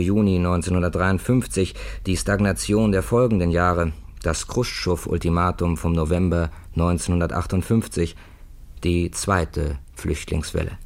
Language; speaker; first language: German; native; German